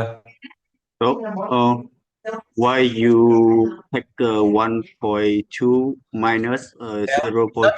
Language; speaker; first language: English; non-native, learner; Vietnamese